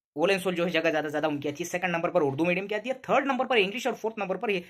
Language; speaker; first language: Hindi; non-native, local second language; Urdu